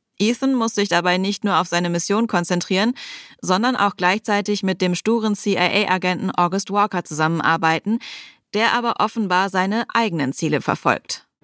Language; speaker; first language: German; native; German